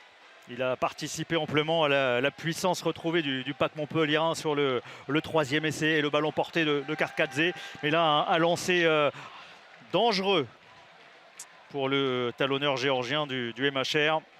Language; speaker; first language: French; native; French